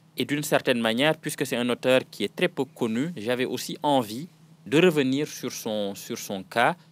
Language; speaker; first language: French; non-native, local second language; Wolof